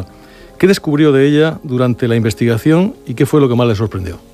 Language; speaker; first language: Spanish; native; Spanish